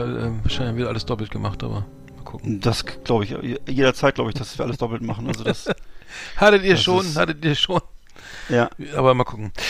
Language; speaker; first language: German; native; German